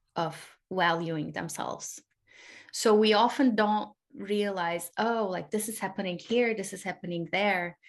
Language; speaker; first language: English; non-native, fluent; Turkish